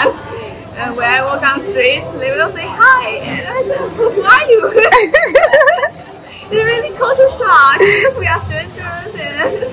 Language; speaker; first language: English; non-native, learner; Chinese